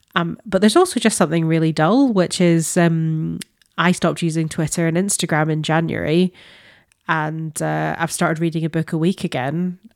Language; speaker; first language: English; native; English